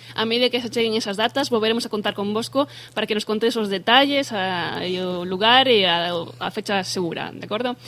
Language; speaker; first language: Galician; native; Galician